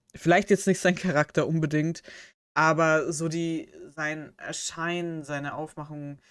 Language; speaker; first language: German; native; German